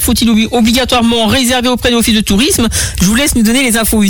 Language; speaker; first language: French; native; French